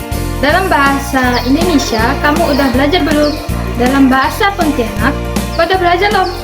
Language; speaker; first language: Indonesian; non-native, local second language; Malay